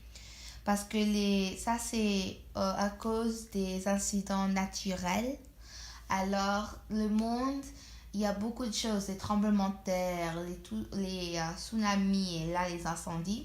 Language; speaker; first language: French; non-native, fluent; English